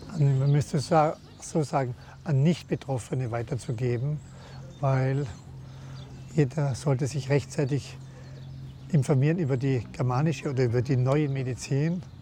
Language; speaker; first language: German; native; German